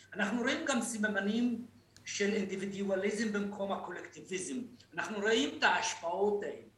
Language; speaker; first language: Hebrew; non-native, local second language; Arabic